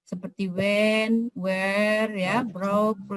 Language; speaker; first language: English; non-native, fluent; Indonesian